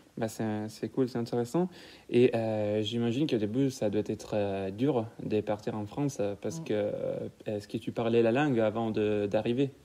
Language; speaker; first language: French; non-native, fluent; Italian